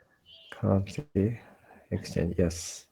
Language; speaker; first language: English; non-native, learner; Japanese